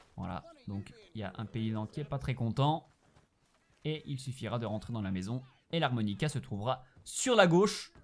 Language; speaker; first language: French; native; French